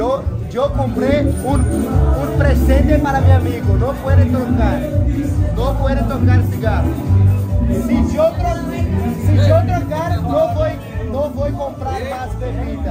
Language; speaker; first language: Spanish; non-native, learner; Portuguese